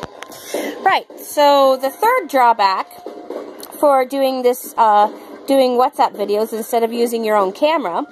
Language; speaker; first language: English; native; English